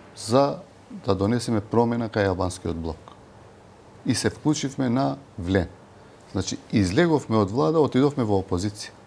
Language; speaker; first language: Macedonian; non-native, local second language; Albanian